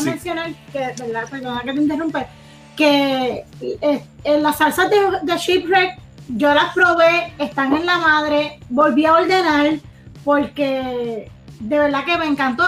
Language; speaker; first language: Spanish; native; Spanish